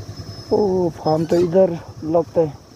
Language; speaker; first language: Hindi; non-native, learner; Nepali